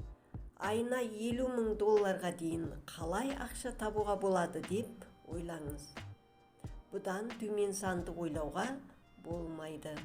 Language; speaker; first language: Kazakh; native; Kazakh